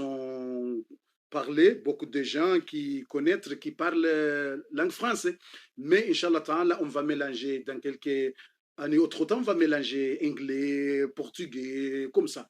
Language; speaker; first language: French; non-native, fluent; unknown